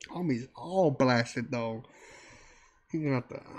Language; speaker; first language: English; early bilingual, other home language; Spanish